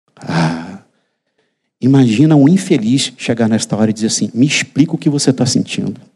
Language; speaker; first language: Portuguese; native; Portuguese